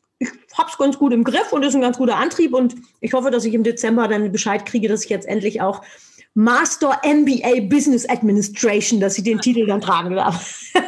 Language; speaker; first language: German; native; German